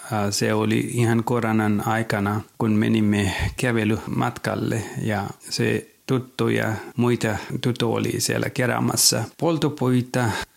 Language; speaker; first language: Finnish; non-native, learner; Nepali